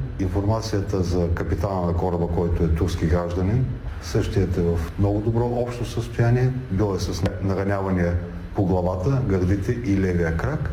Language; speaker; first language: Bulgarian; native; Bulgarian